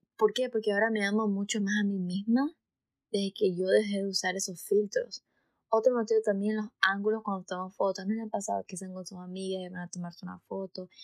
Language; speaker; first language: Spanish; early bilingual, heritage; Spanish